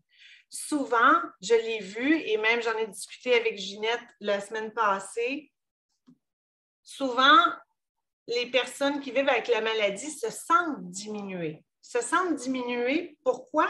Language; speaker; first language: French; native; French